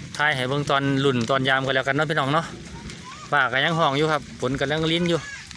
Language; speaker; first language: Thai; native; Thai